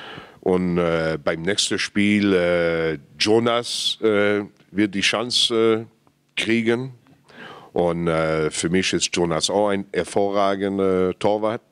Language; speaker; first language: German; non-native, fluent; English